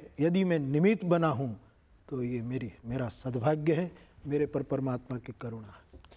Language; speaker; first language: Hindi; non-native, local second language; Gujarati